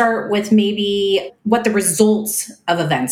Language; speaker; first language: English; native; English